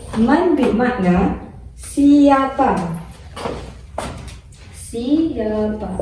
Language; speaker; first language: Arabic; non-native, learner; Malay